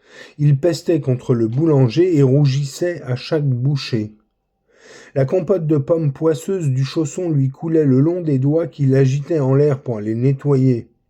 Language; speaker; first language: French; native; French